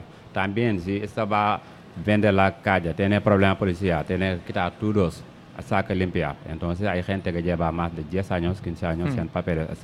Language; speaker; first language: Spanish; non-native, learner; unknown